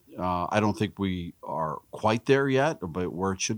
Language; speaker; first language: English; native; English